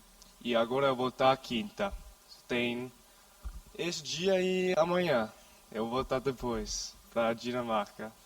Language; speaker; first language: Portuguese; non-native, learner; Danish